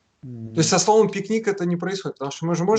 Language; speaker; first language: Russian; native; Russian